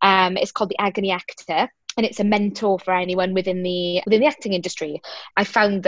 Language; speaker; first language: English; native; English